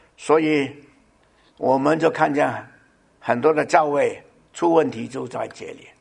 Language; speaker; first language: Chinese; non-native, local second language; Cantonese